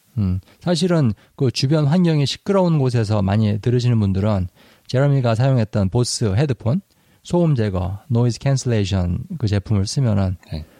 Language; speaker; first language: Korean; native; Korean